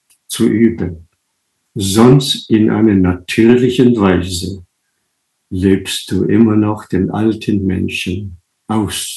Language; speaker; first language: German; non-native, fluent; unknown